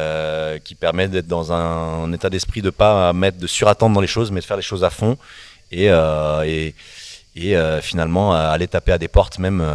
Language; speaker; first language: French; native; French